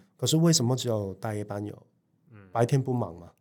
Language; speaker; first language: Chinese; non-native, local second language; Cantonese